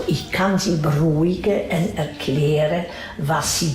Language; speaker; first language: German; non-native, fluent; Dutch